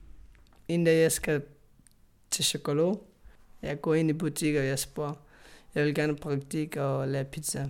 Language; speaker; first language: Danish; non-native, learner; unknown